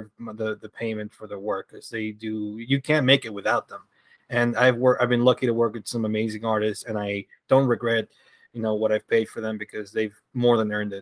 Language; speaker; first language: English; early bilingual, other home language; Spanish